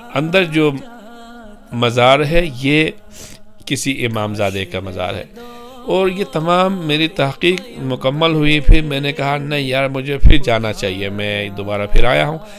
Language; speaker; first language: Urdu; non-native, local second language; Brahui